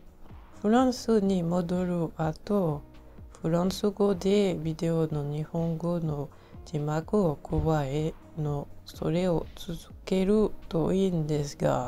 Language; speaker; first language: Japanese; non-native, learner; French